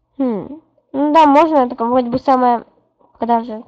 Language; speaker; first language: Russian; native; Russian